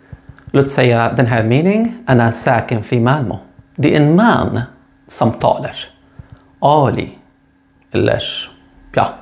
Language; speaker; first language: Swedish; non-native, fluent; Arabic